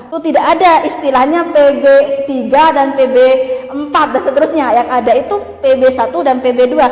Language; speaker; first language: Indonesian; non-native, local second language; Madurese